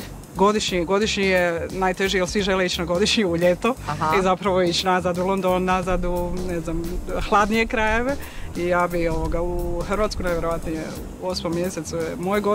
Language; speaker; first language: Serbian; native; Serbian